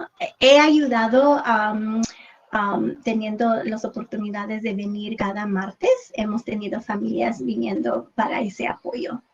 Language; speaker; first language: Spanish; early bilingual, heritage; English